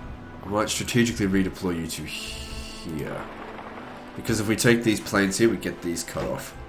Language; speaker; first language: English; native; English